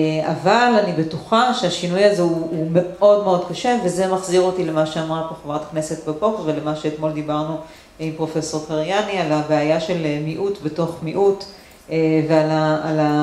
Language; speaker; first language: Hebrew; native; Hebrew